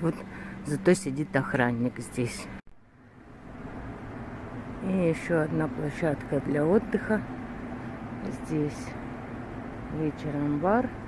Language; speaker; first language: Russian; native; Russian